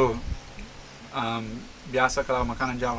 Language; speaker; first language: Indonesian; non-native, fluent; English